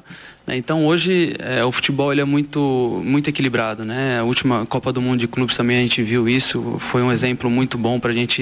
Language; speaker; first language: Portuguese; native; Portuguese